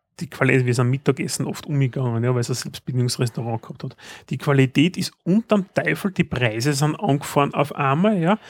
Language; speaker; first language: German; native; German